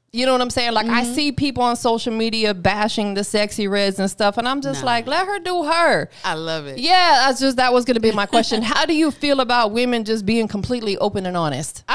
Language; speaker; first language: English; native; English